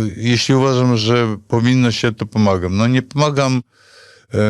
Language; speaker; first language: Polish; native; Polish